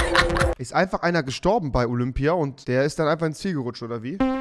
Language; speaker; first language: German; native; German